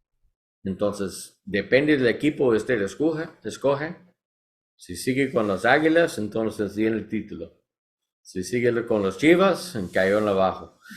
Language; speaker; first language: Spanish; non-native, learner; English